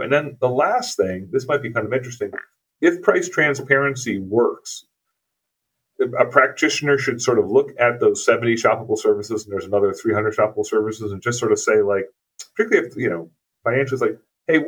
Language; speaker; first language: English; native; English